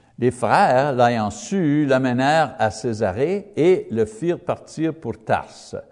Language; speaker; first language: French; non-native, learner; English